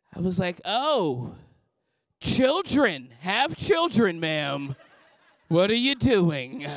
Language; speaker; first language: English; native; English